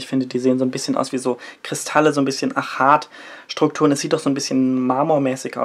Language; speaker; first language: German; native; German